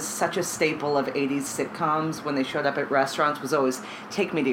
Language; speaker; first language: English; native; English